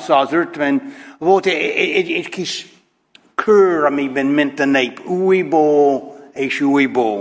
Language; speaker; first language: Hungarian; non-native, fluent; English